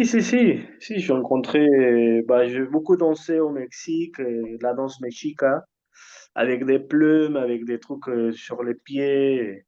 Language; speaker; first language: French; non-native, fluent; Spanish